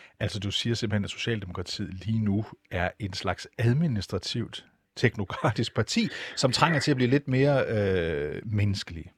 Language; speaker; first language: Danish; native; Danish